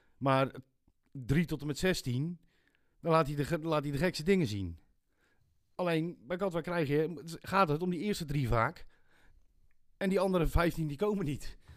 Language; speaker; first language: Dutch; native; Dutch